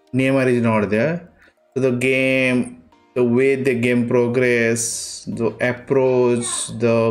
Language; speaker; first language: Hindi; non-native, local second language; Odia